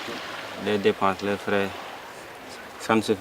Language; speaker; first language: French; non-native, local second language; Wolof